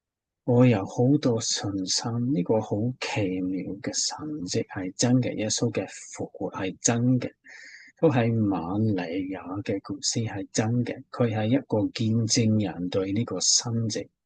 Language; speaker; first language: Cantonese; non-native, fluent; English